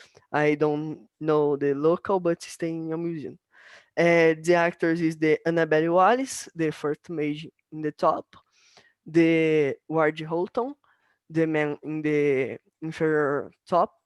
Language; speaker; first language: English; non-native, learner; Portuguese